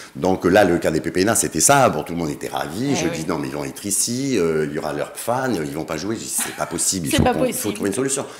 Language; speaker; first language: French; native; French